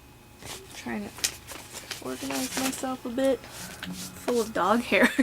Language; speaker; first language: English; native; English